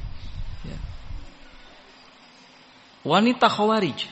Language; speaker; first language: Arabic; non-native, fluent; Indonesian